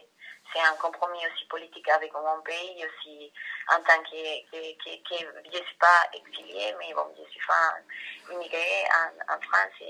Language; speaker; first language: French; non-native, fluent; Spanish